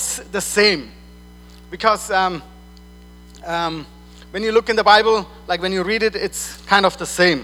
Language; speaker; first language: English; non-native, fluent; German